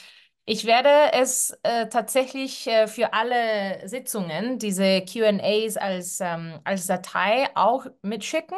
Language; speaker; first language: German; non-native, fluent; Spanish